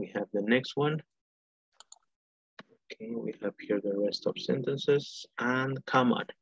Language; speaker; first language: English; non-native, fluent; Spanish